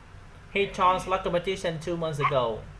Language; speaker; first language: English; non-native, learner; Vietnamese